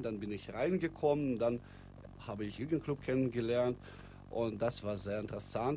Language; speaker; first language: German; non-native, fluent; Russian